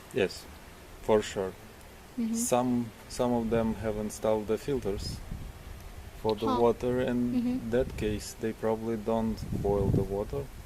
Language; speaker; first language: English; non-native, learner; Ukrainian